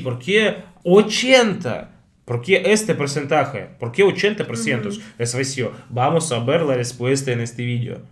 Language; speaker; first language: Spanish; non-native, fluent; Russian